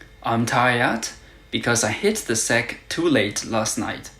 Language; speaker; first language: English; non-native, fluent; Burmese